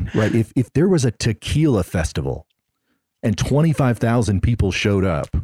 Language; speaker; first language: English; native; English